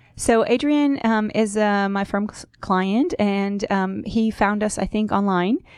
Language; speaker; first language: English; non-native, fluent; Hebrew